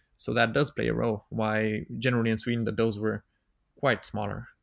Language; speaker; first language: English; non-native, fluent; Bulgarian